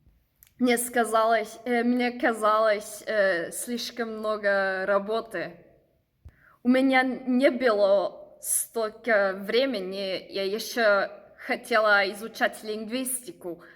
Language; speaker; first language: Russian; non-native, learner; German